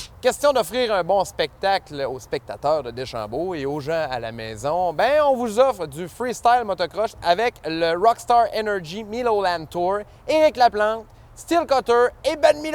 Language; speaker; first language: French; native; French